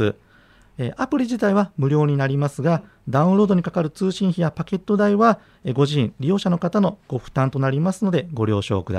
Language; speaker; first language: Japanese; native; Japanese